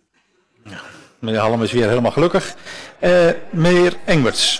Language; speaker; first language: Dutch; native; Dutch